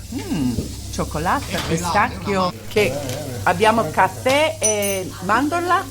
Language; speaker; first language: Italian; non-native, learner; English